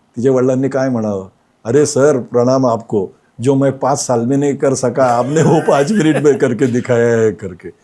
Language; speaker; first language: Hindi; non-native, local second language; Marathi